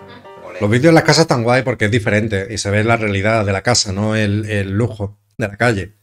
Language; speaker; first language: Spanish; native; Spanish